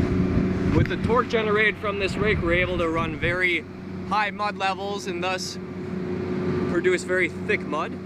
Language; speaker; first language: English; native; English